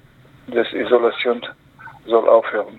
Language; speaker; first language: German; non-native, learner; Kurdish